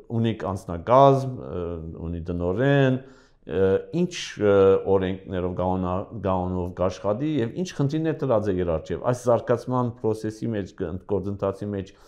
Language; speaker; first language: Armenian; early bilingual, heritage; Armenian